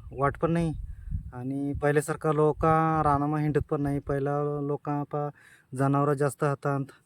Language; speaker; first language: Marathi; non-native, local second language; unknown